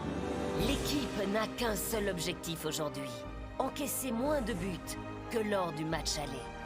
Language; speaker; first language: French; native; French